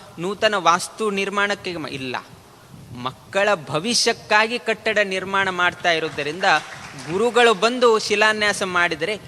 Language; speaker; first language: Kannada; non-native, local second language; Konkani